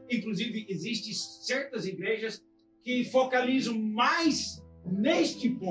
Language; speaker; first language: Portuguese; non-native, fluent; English